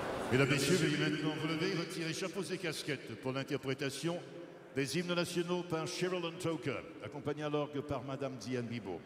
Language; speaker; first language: French; native; French